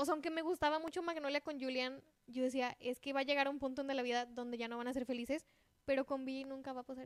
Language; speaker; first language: Spanish; native; Spanish